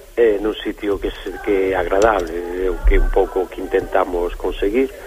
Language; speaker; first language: Galician; native; Galician